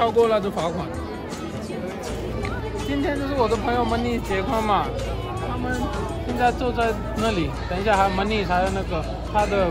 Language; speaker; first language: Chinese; non-native, fluent; Hindi